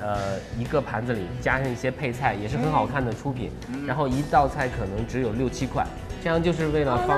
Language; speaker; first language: Chinese; native; Chinese